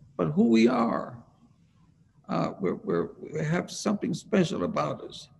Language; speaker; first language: English; native; English